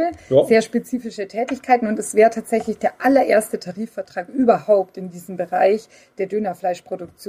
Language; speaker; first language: German; native; German